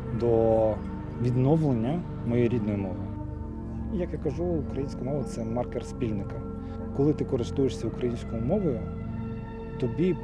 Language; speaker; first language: Ukrainian; non-native, local second language; Crimean Tatar